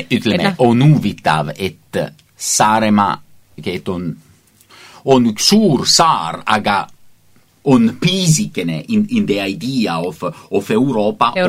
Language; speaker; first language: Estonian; non-native, learner; Italian